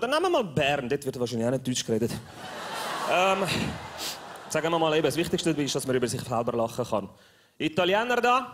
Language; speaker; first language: German; early bilingual, other home language; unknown